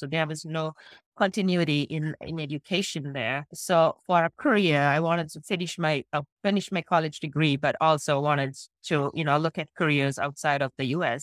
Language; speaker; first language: English; non-native, local second language; Sinhala